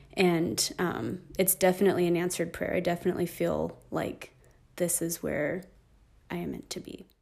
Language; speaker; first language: English; native; English